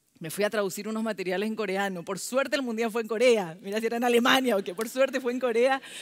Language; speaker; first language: Spanish; early bilingual, other home language; Korean